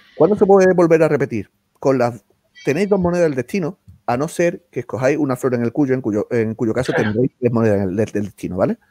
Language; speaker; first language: Spanish; native; Spanish